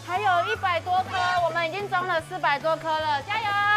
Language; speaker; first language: Chinese; native; Chinese